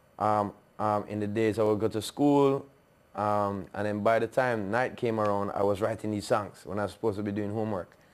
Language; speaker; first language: English; native; English